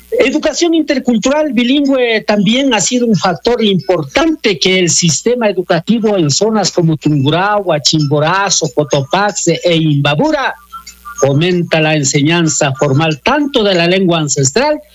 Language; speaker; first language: Spanish; non-native, local second language; Quechua